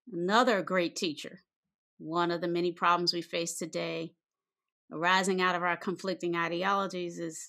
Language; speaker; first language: English; native; English